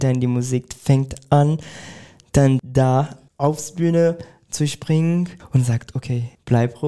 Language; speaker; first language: German; non-native, fluent; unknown